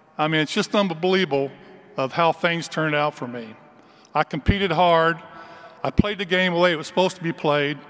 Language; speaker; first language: English; native; English